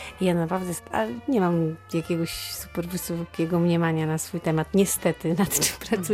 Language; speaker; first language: Polish; native; Polish